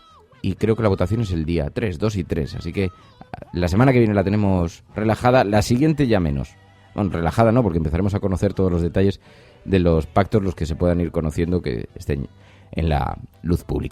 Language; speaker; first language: Spanish; native; Spanish